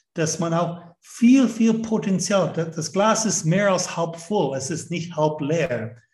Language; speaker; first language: German; non-native, fluent; English